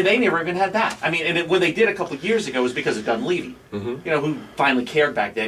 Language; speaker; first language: English; native; English